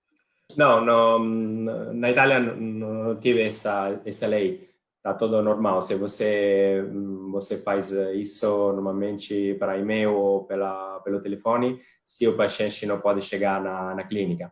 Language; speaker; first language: Portuguese; non-native, fluent; Italian